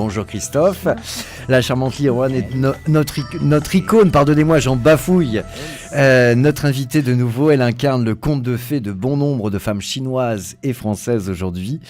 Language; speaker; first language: French; native; French